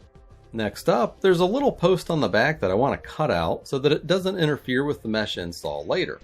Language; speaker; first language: English; native; English